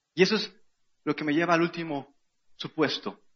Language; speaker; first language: Spanish; native; Spanish